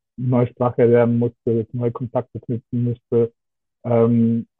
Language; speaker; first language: German; non-native, fluent; Russian